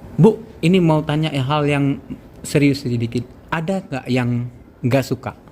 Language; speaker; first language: Indonesian; native; Indonesian